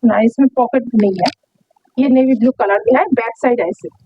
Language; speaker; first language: Hindi; non-native, local second language; Bangla